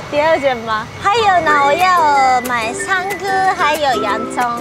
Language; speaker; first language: Chinese; non-native, learner; Japanese